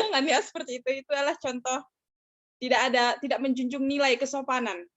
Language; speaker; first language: Indonesian; native; Indonesian